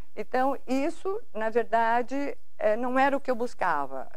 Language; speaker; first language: Portuguese; native; Portuguese